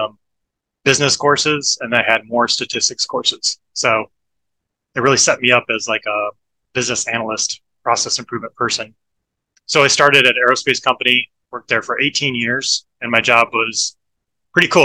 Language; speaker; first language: English; native; English